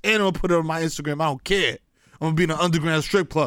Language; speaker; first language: English; early bilingual, other home language; Spanish